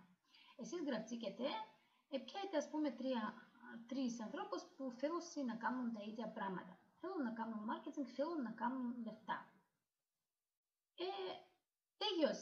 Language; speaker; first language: Greek; non-native, learner; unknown